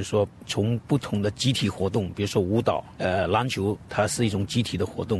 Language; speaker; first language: Chinese; native; Chinese